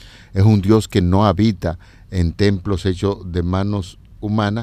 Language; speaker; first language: Spanish; native; Spanish